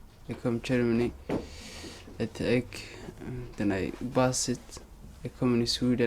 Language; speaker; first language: English; non-native, learner; Somali